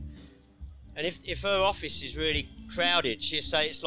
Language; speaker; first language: English; native; English